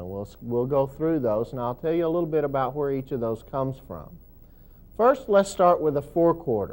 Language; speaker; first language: English; native; English